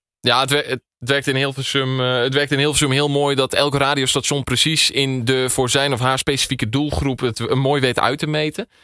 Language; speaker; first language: Dutch; native; Dutch